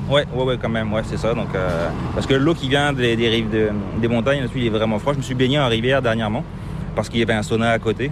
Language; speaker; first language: French; native; French